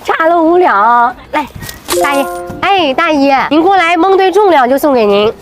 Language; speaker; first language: Chinese; native; Chinese